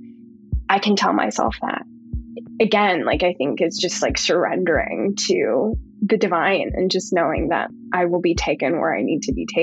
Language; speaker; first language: English; native; English